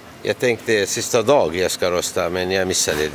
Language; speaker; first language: Swedish; non-native, learner; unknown